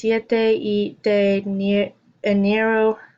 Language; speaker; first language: Spanish; non-native, learner; English